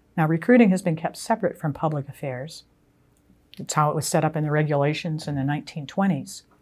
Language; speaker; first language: English; native; English